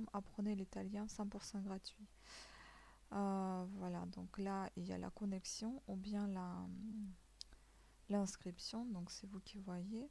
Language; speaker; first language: French; native; French